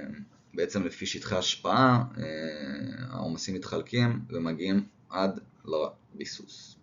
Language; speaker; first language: Hebrew; native; Hebrew